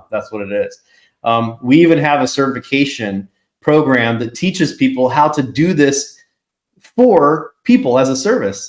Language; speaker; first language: English; native; English